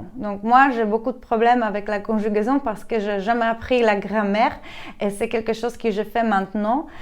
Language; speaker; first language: French; non-native, fluent; Polish